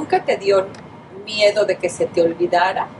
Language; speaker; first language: Spanish; native; Spanish